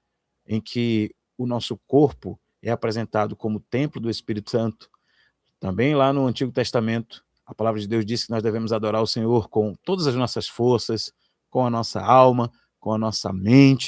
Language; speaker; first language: Portuguese; native; Portuguese